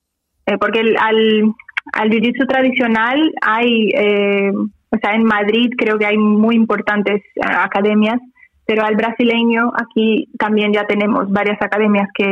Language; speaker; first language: Spanish; non-native, fluent; Portuguese